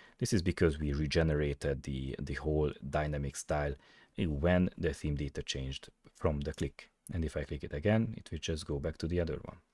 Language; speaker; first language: English; non-native, fluent; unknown